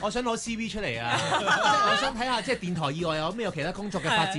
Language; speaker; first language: Cantonese; native; Cantonese